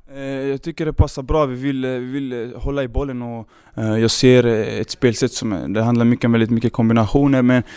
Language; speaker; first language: Swedish; early bilingual, other home language; Serbian